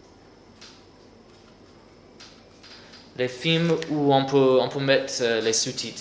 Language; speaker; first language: French; non-native, fluent; English